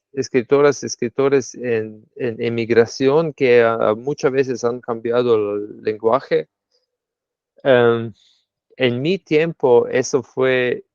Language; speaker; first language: Spanish; non-native, fluent; Slovenian